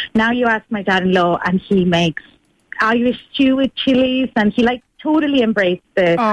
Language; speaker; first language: English; non-native, fluent; Spanish